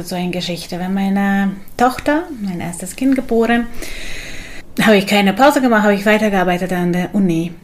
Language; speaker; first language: German; non-native, fluent; Hungarian